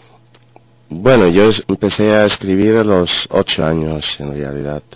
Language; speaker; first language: Spanish; non-native, fluent; Arabic